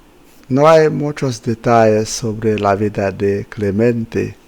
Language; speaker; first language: Spanish; non-native, fluent; Haitian Creole